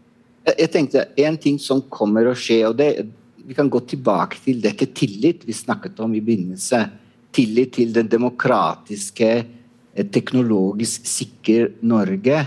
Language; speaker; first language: Norwegian; non-native, fluent; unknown